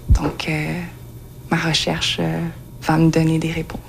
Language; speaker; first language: French; non-native, local second language; English